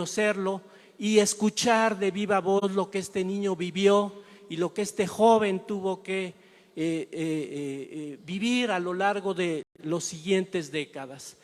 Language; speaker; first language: Spanish; native; Spanish